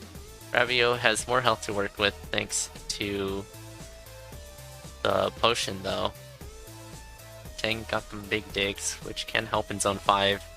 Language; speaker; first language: English; native; English